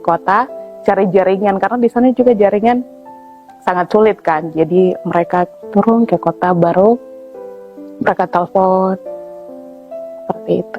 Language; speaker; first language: Indonesian; non-native, local second language; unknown